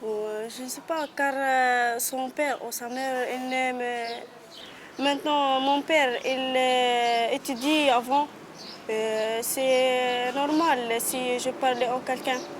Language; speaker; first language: French; non-native, learner; Arabic